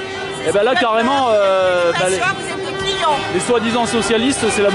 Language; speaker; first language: French; native; French